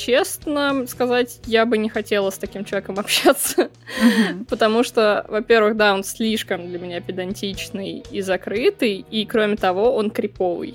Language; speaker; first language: Russian; native; Russian